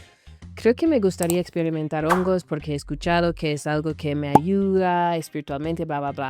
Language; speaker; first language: Spanish; non-native, fluent; English